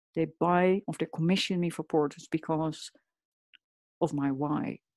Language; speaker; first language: English; non-native, fluent; Dutch